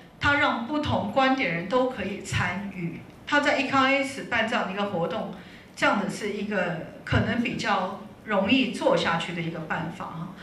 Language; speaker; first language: Chinese; native; Chinese